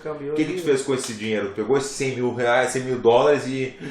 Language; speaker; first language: Portuguese; native; Portuguese